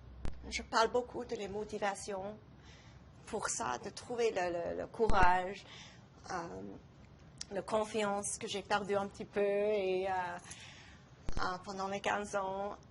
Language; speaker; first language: French; non-native, local second language; English